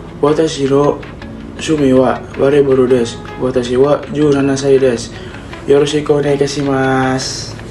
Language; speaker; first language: Japanese; non-native, learner; Indonesian